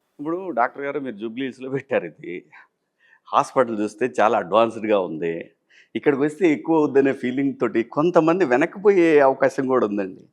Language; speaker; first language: Telugu; native; Telugu